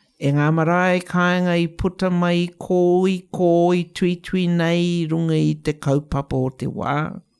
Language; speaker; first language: Māori; native; Māori